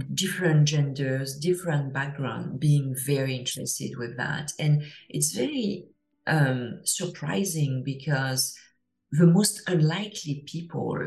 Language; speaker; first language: English; non-native, fluent; French